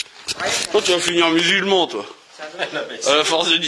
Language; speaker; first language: French; native; French